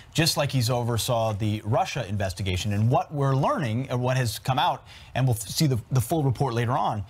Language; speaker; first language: English; native; English